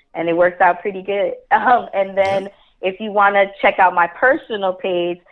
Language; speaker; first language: English; early bilingual, other home language; Spanish